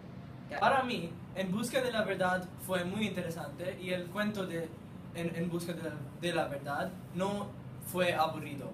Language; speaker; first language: Spanish; non-native, learner; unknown